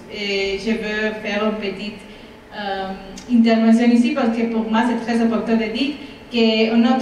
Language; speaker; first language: French; non-native, fluent; Spanish